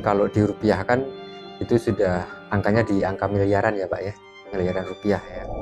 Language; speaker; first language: Indonesian; native; Indonesian